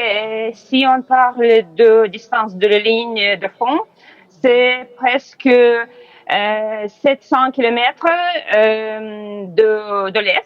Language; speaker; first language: French; non-native, learner; Ukrainian